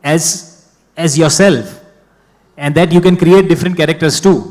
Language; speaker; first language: Hindi; non-native, local second language; Gujarati